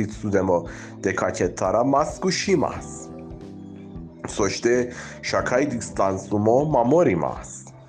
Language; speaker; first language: Japanese; non-native, fluent; Persian